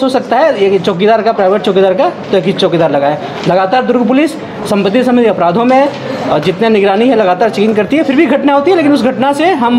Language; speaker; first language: Hindi; native; Hindi